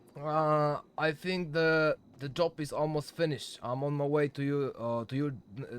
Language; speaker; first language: English; non-native, learner; Polish